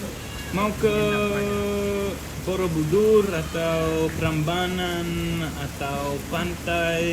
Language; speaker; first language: Indonesian; non-native, learner; English